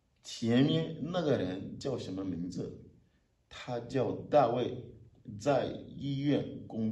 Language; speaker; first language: Chinese; non-native, learner; French